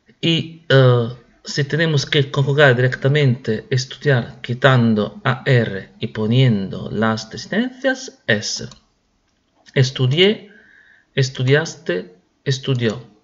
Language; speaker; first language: Spanish; non-native, fluent; Italian